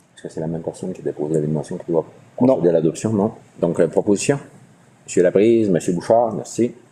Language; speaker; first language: French; native; French